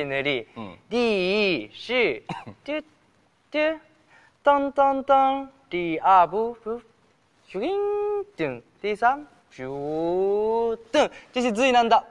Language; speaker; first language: Chinese; non-native, learner; Japanese